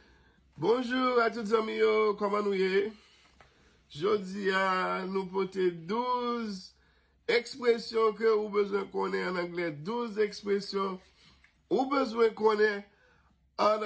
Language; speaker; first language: French; non-native, local second language; Haitian Creole